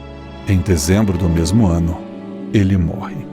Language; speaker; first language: Portuguese; native; Portuguese